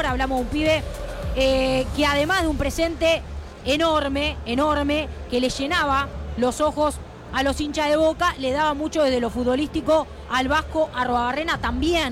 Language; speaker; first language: Spanish; native; Spanish